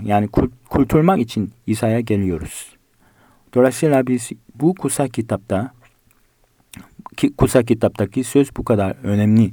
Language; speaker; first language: Turkish; non-native, fluent; Korean